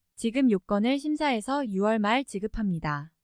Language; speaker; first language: Korean; native; Korean